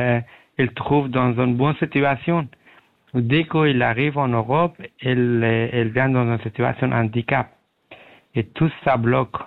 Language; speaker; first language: French; non-native, learner; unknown